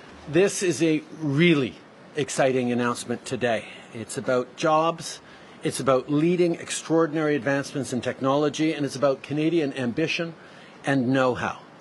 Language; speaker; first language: English; early bilingual, other home language; French